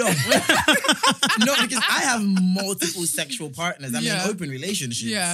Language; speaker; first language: English; non-native, local second language; Yoruba